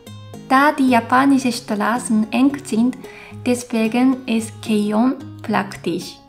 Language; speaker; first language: German; non-native, fluent; Japanese